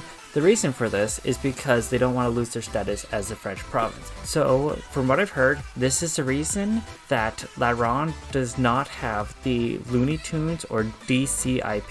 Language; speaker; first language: English; native; English